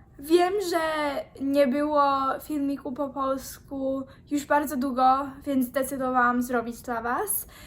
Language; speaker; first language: Polish; early bilingual, heritage; Polish